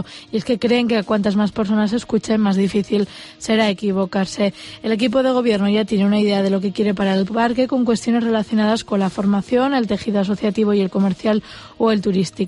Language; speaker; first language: Spanish; native; Spanish